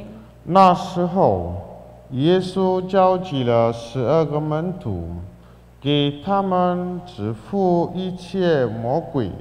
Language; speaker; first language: Chinese; non-native, fluent; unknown